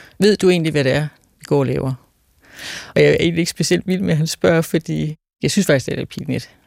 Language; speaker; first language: Danish; native; Danish